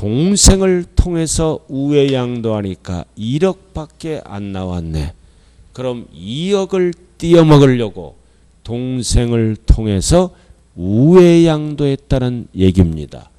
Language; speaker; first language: Korean; native; Korean